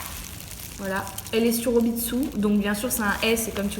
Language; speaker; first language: French; native; French